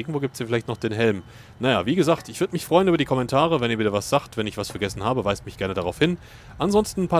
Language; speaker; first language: German; native; German